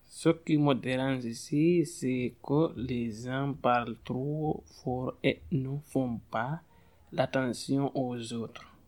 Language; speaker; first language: French; non-native, learner; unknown